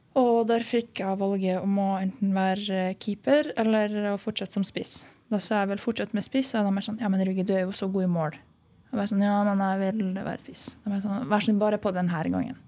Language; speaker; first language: Norwegian; early bilingual, other home language; Lithuanian